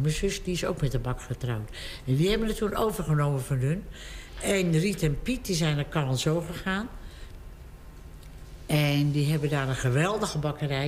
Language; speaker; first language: Dutch; native; Dutch